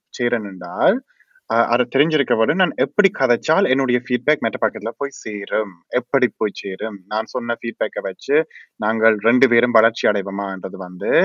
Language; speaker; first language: Tamil; early bilingual, heritage; Tamil